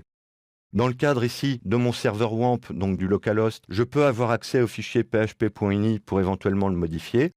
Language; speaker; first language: French; native; French